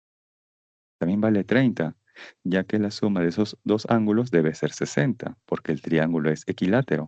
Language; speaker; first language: Spanish; native; Spanish